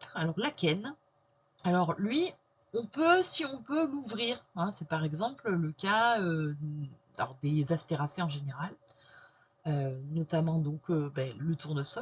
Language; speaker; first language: French; native; French